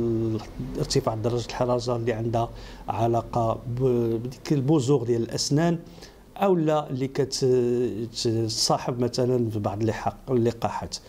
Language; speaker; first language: Arabic; native; Arabic